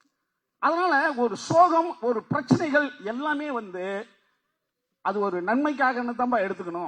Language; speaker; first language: Tamil; native; Tamil